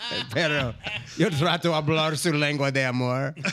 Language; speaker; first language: Spanish; non-native, learner; English